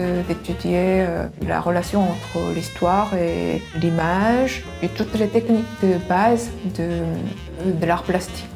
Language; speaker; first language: French; non-native, fluent; Korean